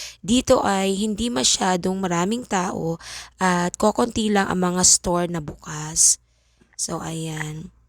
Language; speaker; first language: Filipino; non-native, local second language; Bikol